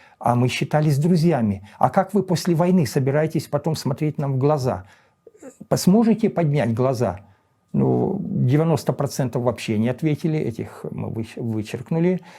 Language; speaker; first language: Russian; native; Russian